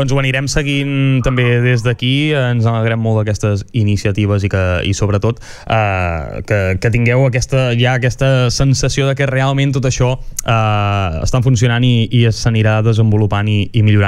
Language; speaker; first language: Catalan; native; Catalan